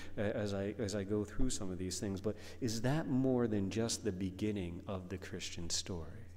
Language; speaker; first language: English; native; English